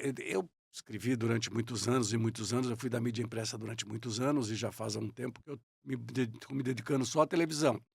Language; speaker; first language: Portuguese; early bilingual, other home language; Italian